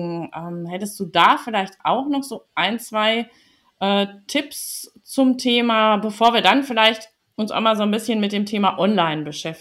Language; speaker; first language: German; native; German